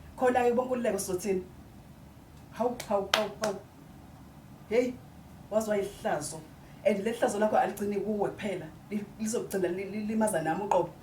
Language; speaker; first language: Zulu; native; Zulu